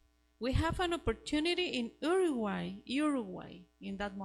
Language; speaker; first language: English; non-native, learner; Spanish